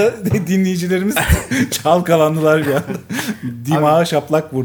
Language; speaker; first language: Turkish; native; Turkish